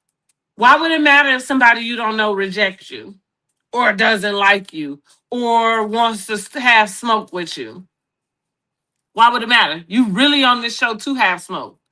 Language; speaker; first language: English; native; English